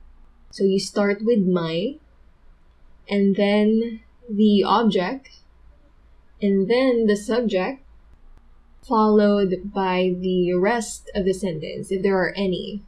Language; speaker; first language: English; non-native, local second language; Filipino